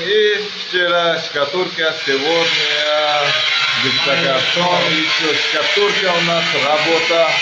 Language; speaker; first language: Russian; non-native, learner; Uzbek